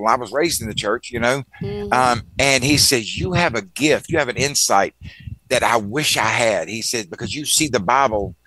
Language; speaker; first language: English; native; English